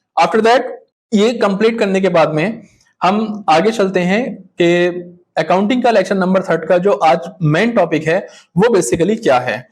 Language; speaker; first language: Hindi; native; Hindi